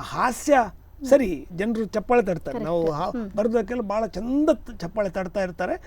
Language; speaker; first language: Kannada; native; Kannada